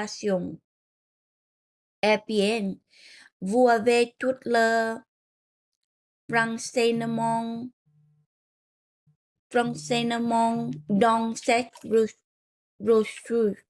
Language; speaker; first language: French; non-native, learner; Vietnamese